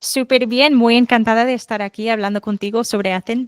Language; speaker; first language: Spanish; non-native, fluent; English